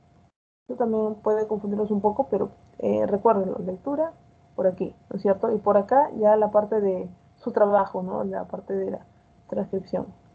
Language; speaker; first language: Spanish; native; Spanish